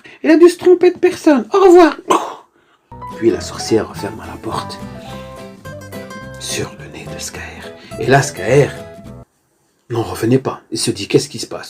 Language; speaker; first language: French; native; French